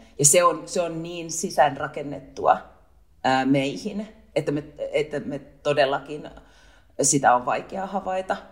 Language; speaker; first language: Finnish; native; Finnish